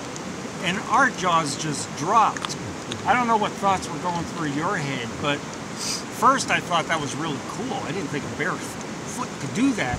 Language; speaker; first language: English; native; English